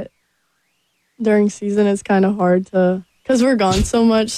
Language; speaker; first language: English; native; English